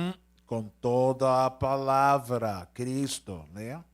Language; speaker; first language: Portuguese; non-native, learner; Spanish